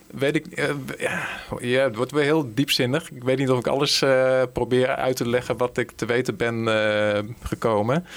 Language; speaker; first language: Dutch; native; Dutch